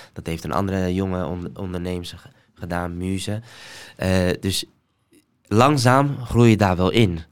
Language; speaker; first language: Dutch; early bilingual, other home language; Somali